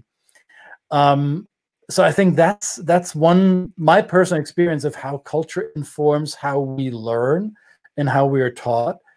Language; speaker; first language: English; non-native, fluent; German